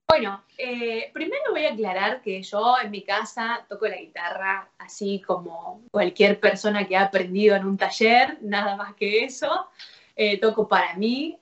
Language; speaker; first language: Spanish; native; Spanish